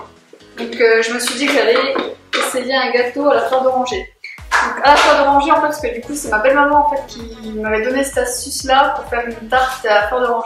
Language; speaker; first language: French; native; French